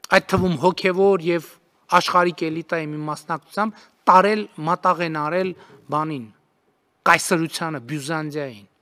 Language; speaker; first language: Armenian; native; Armenian